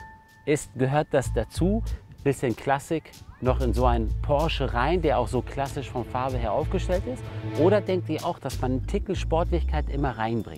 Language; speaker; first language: German; native; German